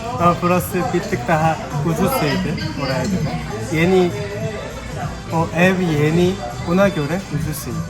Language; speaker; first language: Turkish; non-native, learner; Korean